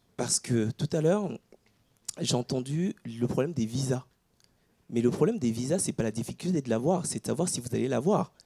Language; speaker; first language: French; early bilingual, other home language; Ewe